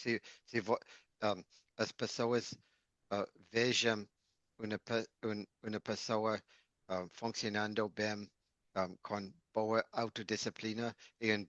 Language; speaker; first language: Portuguese; non-native, learner; English